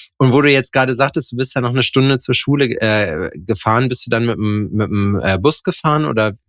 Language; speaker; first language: German; native; German